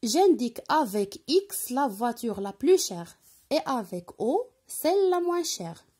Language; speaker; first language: French; non-native, local second language; Arabic